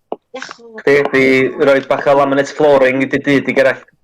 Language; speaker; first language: Welsh; native; Welsh